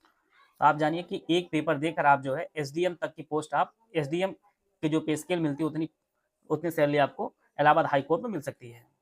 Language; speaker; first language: Hindi; native; Hindi